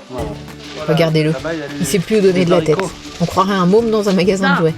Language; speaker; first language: French; native; French